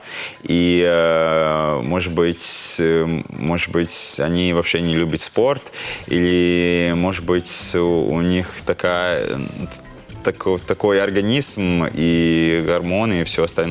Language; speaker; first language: Russian; non-native, local second language; Latvian